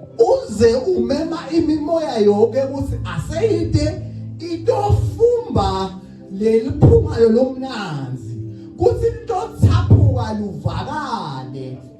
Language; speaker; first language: Zulu; non-native, local second language; Swati